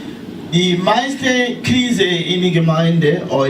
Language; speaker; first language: German; non-native, learner; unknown